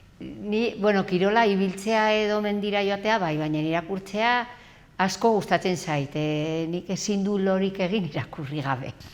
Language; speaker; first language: Basque; non-native, local second language; Spanish